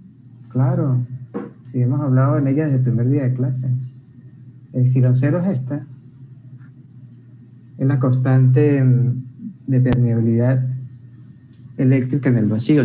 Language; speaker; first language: Spanish; native; Spanish